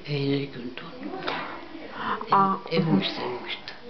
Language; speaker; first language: Finnish; early bilingual, heritage; Finnish